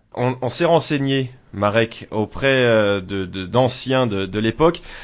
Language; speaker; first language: French; native; French